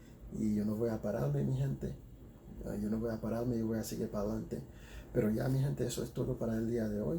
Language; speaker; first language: Spanish; non-native, fluent; Haitian Creole